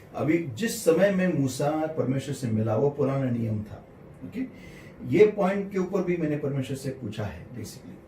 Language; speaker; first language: Hindi; non-native, local second language; Marathi